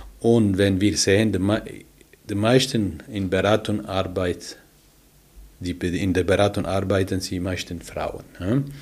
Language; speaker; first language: German; non-native, learner; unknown